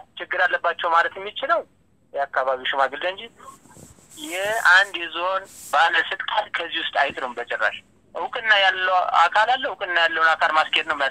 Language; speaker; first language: Amharic; native; Amharic